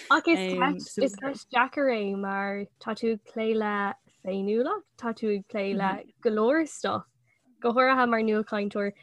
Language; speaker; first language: Irish; non-native, local second language; English